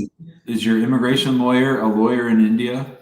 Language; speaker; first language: English; native; English